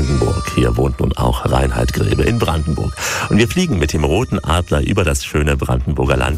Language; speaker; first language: German; native; German